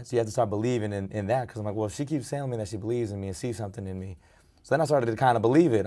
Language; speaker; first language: English; early bilingual, other home language; Spanish